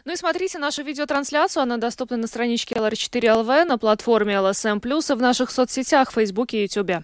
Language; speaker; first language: Russian; native; Russian